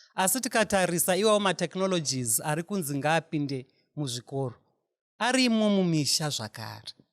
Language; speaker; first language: Shona; non-native, local second language; North Ndebele